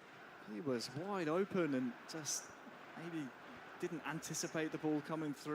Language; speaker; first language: English; native; English